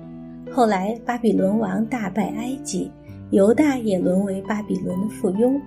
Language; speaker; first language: Chinese; native; Chinese